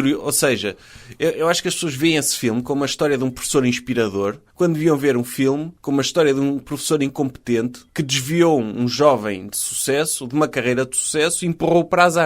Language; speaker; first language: Portuguese; native; Portuguese